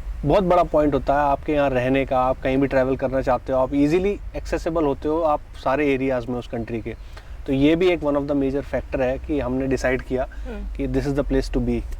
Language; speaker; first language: Hindi; native; Hindi